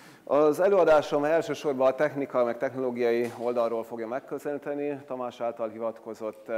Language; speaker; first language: Hungarian; native; Hungarian